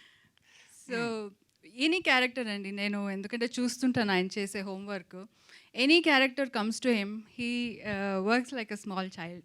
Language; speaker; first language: Telugu; non-native, local second language; Kannada